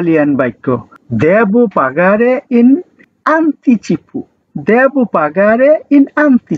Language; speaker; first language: Italian; non-native, learner; Bangla